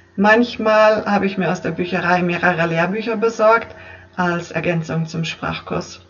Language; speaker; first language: German; native; German